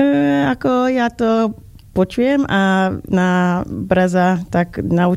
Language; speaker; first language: Slovak; non-native, learner; English